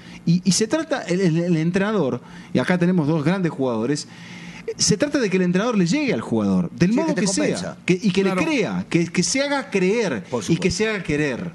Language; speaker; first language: Spanish; native; Spanish